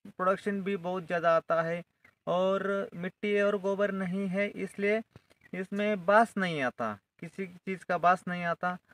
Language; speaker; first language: Hindi; non-native, local second language; Marathi